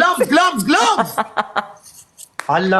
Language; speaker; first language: English; non-native, learner; Pashto